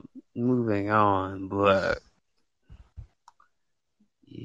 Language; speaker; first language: English; native; English